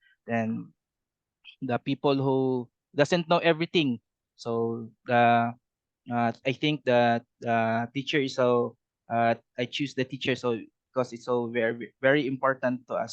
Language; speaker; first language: English; non-native, learner; Cebuano